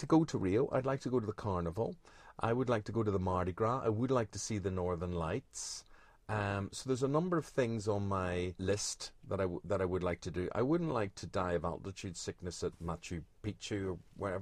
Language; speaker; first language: English; native; English